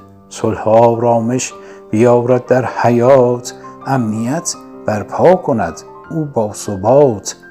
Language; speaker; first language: Persian; native; Persian